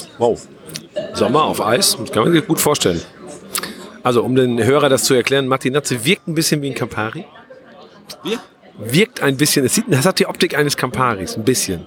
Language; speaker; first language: German; native; German